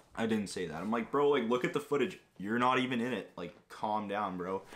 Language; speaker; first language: English; non-native, fluent; Greek